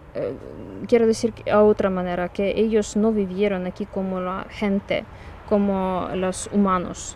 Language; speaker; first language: Spanish; non-native, learner; Ukrainian